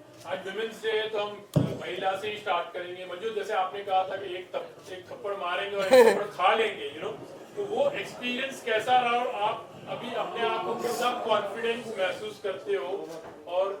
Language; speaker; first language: Hindi; native; Hindi